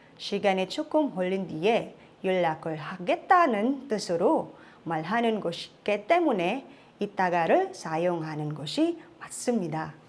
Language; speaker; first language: Korean; non-native, fluent; Filipino